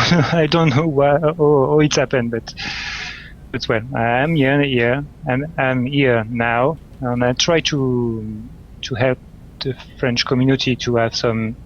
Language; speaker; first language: English; non-native, learner; French